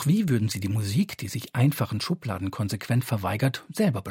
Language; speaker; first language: German; native; German